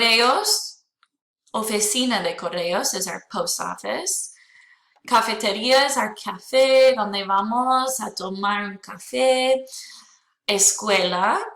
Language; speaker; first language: Spanish; non-native, fluent; English